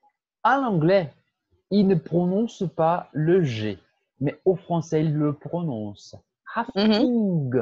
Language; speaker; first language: French; non-native, fluent; Portuguese